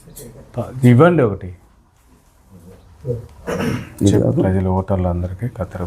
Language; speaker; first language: Telugu; native; Telugu